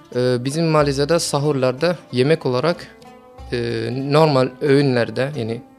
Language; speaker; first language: Turkish; non-native, fluent; Malay